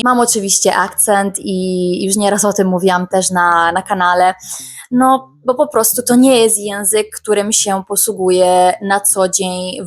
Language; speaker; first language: Polish; early bilingual, heritage; Italian